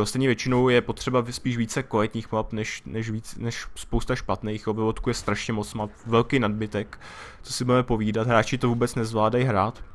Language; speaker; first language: Czech; native; Czech